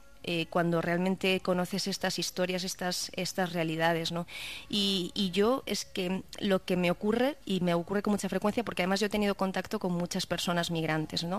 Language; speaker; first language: Spanish; native; Spanish